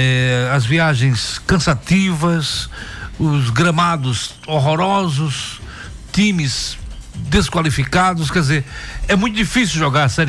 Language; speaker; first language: Portuguese; native; Portuguese